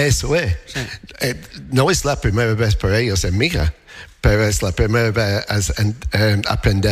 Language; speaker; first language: Spanish; non-native, fluent; English